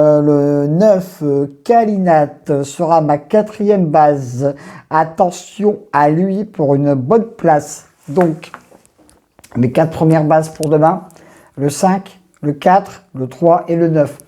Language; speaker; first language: French; native; French